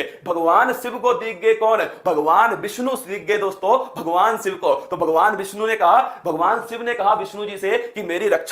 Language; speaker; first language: Hindi; native; Hindi